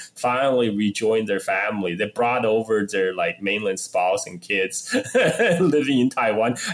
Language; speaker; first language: English; non-native, fluent; Chinese